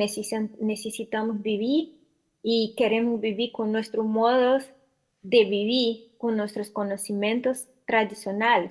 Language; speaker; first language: Spanish; non-native, learner; Portuguese